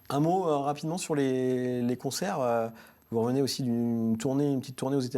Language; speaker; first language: French; native; French